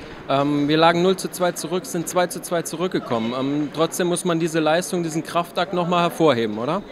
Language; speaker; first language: German; native; German